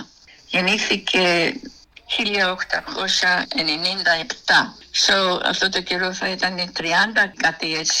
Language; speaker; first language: Greek; early bilingual, heritage; Greek